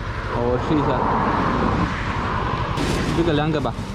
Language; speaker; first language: Chinese; non-native, fluent; Russian